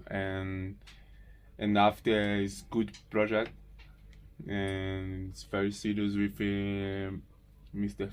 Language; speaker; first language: English; non-native, learner; Portuguese